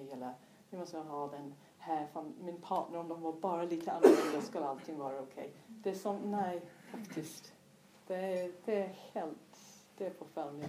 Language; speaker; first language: Swedish; non-native, fluent; English